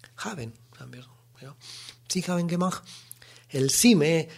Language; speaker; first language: German; non-native, learner; Spanish